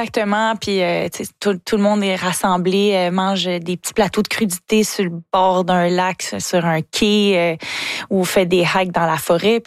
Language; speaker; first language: French; native; French